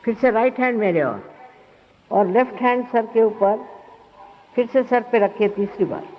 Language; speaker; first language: Hindi; non-native, local second language; Marathi